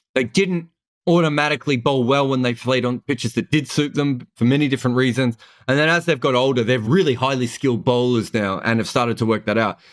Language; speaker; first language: English; native; English